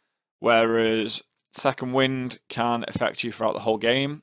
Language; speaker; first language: English; native; English